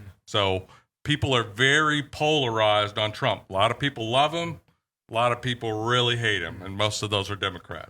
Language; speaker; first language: English; native; English